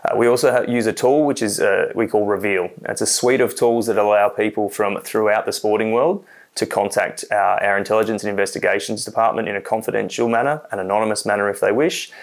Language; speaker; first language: English; native; English